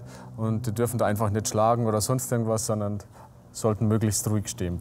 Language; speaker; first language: German; native; German